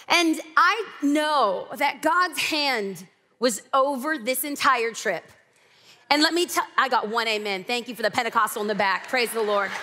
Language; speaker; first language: English; native; English